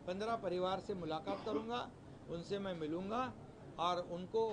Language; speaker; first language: Hindi; non-native, local second language; Marathi